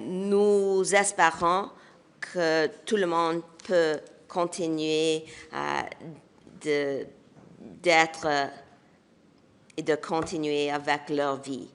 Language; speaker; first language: French; non-native, local second language; English